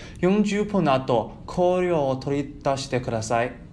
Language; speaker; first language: Japanese; non-native, learner; Chinese